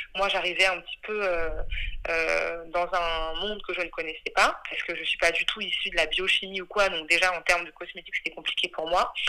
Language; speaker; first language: French; early bilingual, other home language; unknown